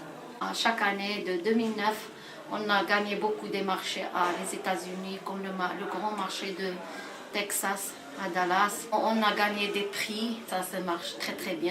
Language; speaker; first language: French; non-native, local second language; Arabic